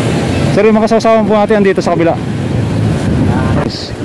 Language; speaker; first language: Filipino; native; Filipino